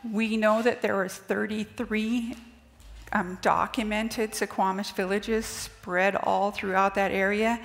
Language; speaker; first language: English; native; English